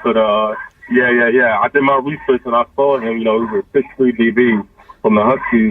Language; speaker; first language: English; native; English